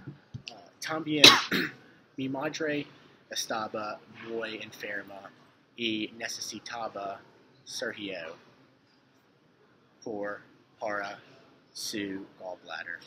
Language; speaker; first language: Spanish; non-native, learner; English